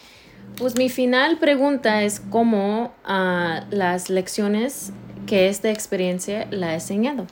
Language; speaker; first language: Spanish; early bilingual, heritage; Spanish